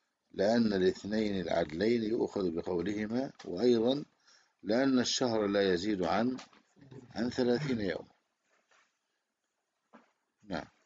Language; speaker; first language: Arabic; native; Arabic